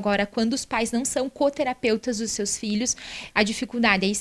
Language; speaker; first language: Portuguese; native; Portuguese